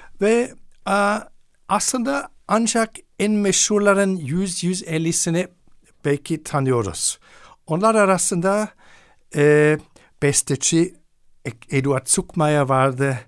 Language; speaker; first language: Turkish; non-native, fluent; German